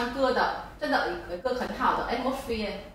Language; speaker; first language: Chinese; non-native, fluent; Vietnamese